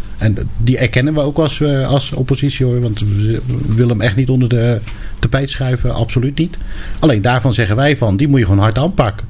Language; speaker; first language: Dutch; native; Dutch